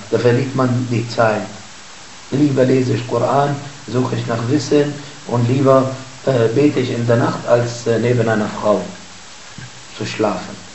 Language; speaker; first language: German; non-native, fluent; Arabic